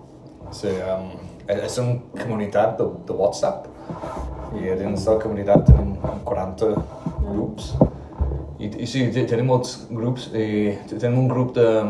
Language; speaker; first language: Catalan; non-native, learner; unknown